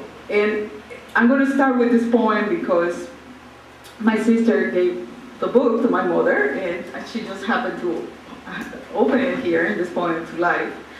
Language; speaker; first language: English; non-native, local second language; Spanish